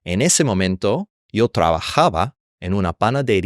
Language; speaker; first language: Spanish; non-native, fluent; English